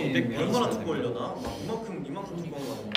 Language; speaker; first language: Korean; native; Korean